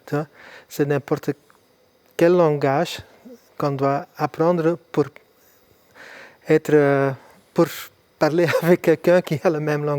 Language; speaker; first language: French; non-native, local second language; Dutch